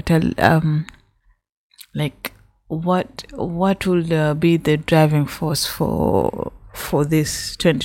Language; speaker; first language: English; non-native, local second language; Swahili